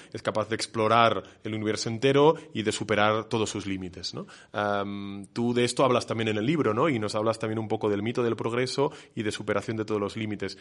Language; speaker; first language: Spanish; non-native, local second language; Catalan